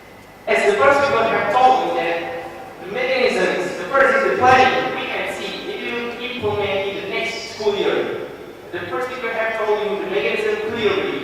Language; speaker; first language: English; non-native, learner; Indonesian